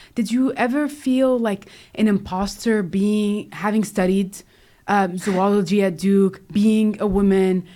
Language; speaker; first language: English; native; English